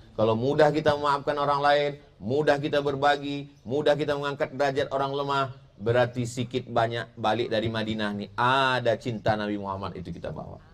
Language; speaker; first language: Indonesian; native; Indonesian